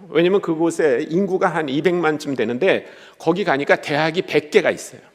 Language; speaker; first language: Korean; native; Korean